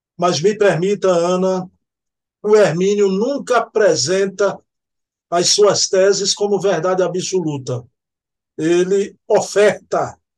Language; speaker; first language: Portuguese; native; Portuguese